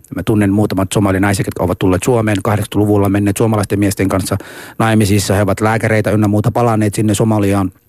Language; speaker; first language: Finnish; non-native, fluent; Somali